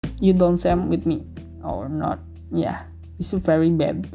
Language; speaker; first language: English; non-native, learner; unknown